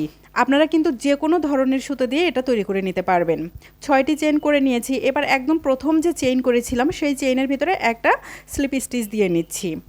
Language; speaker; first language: Bangla; native; Bangla